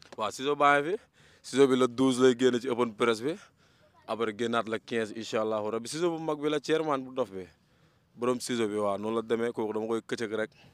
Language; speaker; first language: Wolof; non-native, local second language; Fula